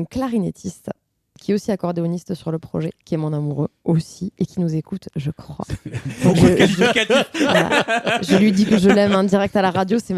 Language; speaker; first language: French; native; French